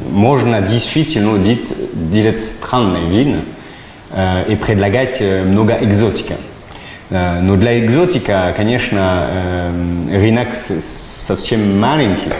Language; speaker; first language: Russian; non-native, fluent; French